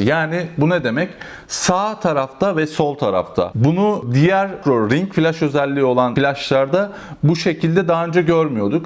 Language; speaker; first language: Turkish; native; Turkish